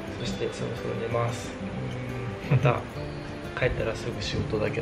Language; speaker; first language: Japanese; native; Japanese